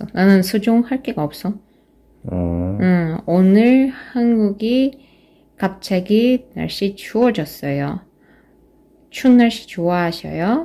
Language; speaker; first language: Korean; non-native, fluent; Russian